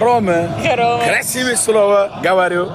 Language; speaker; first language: Russian; non-native, local second language; Uzbek